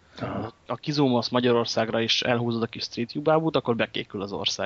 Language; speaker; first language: Hungarian; native; Hungarian